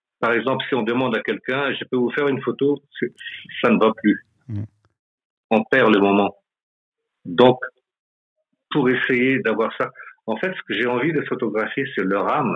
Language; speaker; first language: French; non-native, local second language; Malagasy